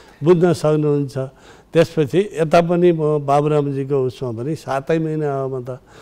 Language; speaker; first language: Nepali; native; Nepali